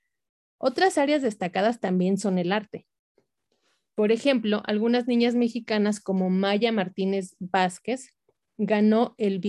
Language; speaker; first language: Spanish; native; Spanish